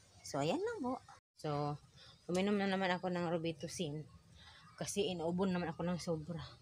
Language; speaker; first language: Filipino; non-native, local second language; Cebuano